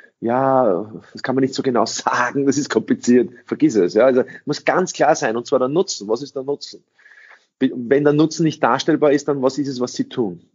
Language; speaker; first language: German; early bilingual, other home language; English